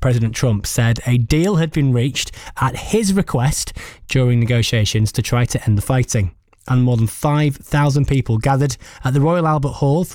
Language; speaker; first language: English; native; English